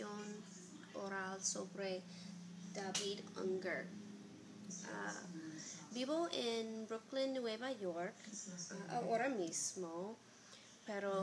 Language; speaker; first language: Spanish; non-native, learner; English